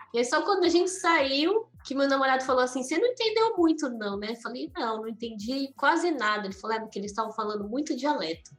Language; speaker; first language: Portuguese; native; Portuguese